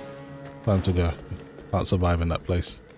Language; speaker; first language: English; native; English